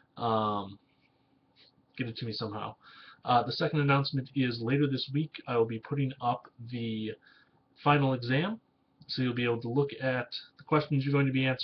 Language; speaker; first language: English; native; English